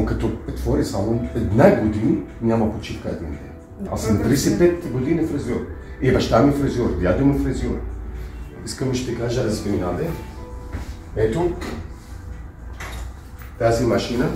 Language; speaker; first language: Bulgarian; non-native, learner; Arabic